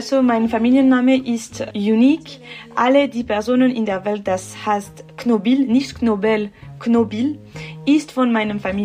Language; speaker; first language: German; non-native, learner; French